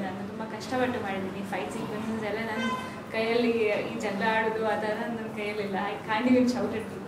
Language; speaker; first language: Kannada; non-native, fluent; Hindi